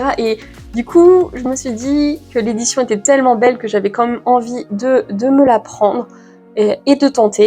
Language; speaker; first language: French; native; French